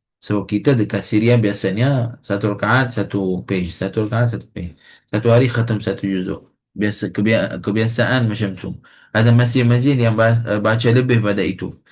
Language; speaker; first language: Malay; non-native, fluent; Arabic